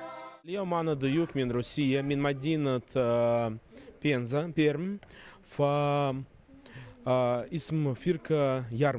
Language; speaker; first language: Arabic; non-native, fluent; Russian